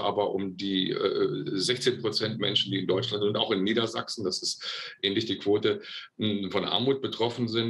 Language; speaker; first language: German; native; German